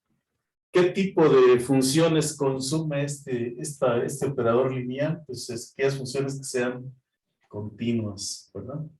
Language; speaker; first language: Spanish; native; Spanish